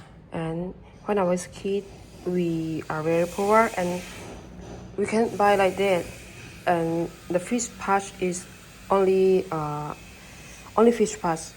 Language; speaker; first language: English; non-native, learner; Burmese